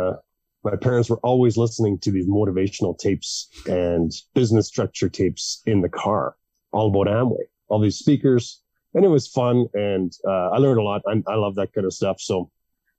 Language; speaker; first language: English; native; English